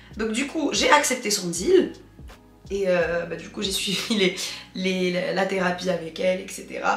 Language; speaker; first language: French; non-native, local second language; Arabic